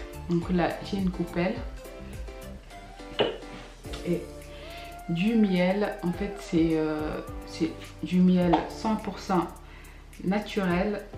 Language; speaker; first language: French; early bilingual, other home language; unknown